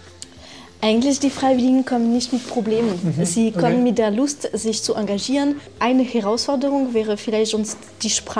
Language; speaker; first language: German; non-native, fluent; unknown